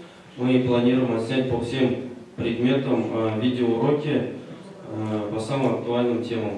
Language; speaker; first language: Russian; non-native, local second language; Tatar